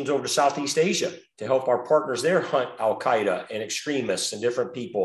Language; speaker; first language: English; native; English